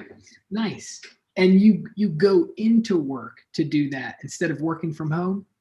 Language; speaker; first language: English; native; English